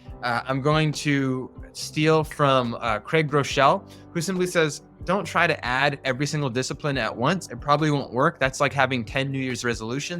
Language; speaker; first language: English; native; English